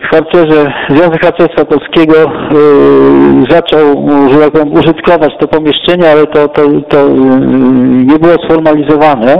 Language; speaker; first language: Polish; native; Polish